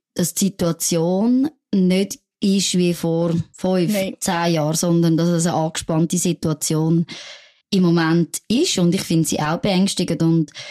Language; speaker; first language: German; non-native, fluent; French